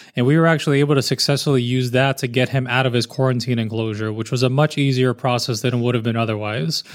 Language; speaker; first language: English; native; English